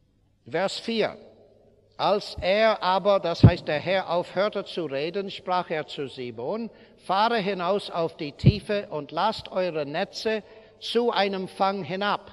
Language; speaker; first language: German; non-native, fluent; English